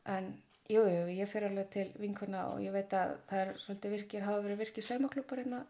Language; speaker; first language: Icelandic; native; Icelandic